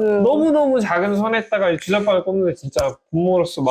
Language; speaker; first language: Korean; native; Korean